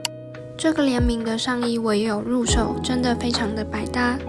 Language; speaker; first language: Chinese; native; Chinese